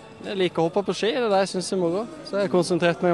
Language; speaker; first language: Norwegian; native; Norwegian